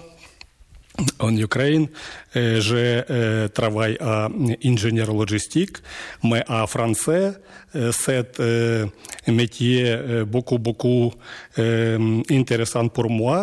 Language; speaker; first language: French; non-native, learner; Ukrainian